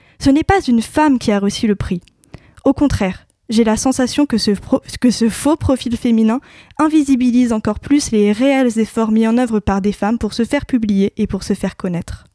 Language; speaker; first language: French; native; French